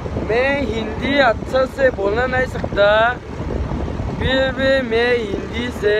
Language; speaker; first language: Hindi; non-native, local second language; Garo